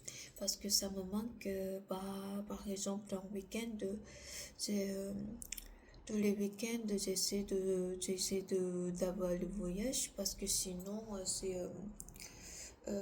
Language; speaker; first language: French; non-native, learner; Korean